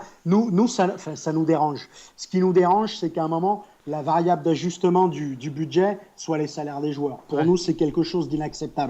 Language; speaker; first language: French; native; French